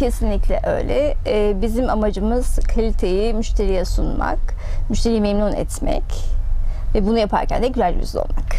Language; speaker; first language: Turkish; native; Turkish